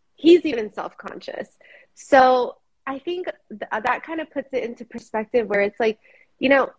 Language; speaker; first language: English; early bilingual, other home language; Spanish